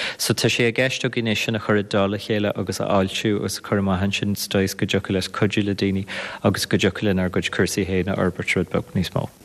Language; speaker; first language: Irish; native; Irish